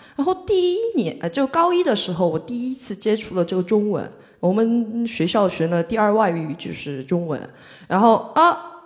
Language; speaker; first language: Chinese; non-native, fluent; Korean